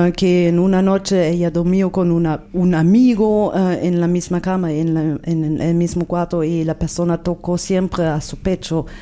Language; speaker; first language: Spanish; non-native, fluent; German